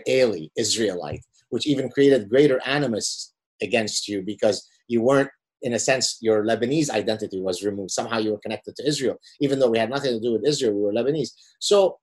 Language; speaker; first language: English; early bilingual, other home language; Arabic